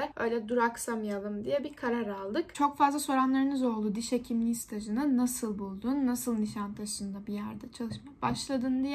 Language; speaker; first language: Turkish; native; Turkish